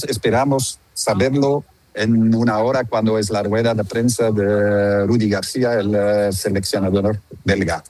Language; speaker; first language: Spanish; non-native, fluent; Dutch